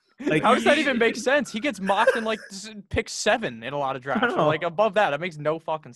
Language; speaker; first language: English; native; English